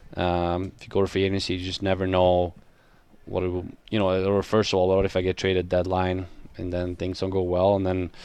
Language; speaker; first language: English; non-native, fluent; Swedish